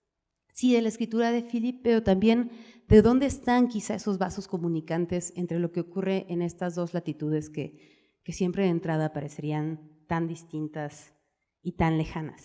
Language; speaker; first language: Spanish; native; Spanish